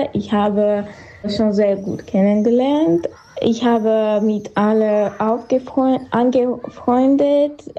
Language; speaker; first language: German; non-native, learner; Armenian